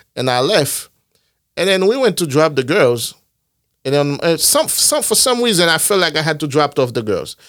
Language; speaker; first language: English; non-native, fluent; Haitian Creole